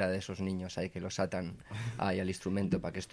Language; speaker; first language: Spanish; native; Spanish